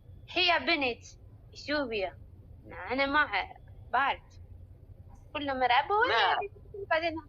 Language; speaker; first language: Arabic; non-native, learner; Oromo